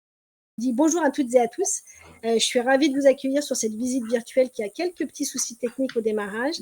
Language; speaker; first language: French; native; French